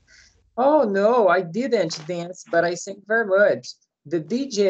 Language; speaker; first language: English; non-native, learner; Portuguese